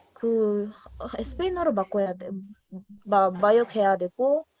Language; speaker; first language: Korean; non-native, fluent; Spanish